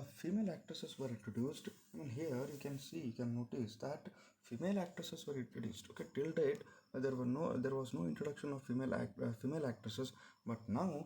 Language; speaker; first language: English; non-native, local second language; Kannada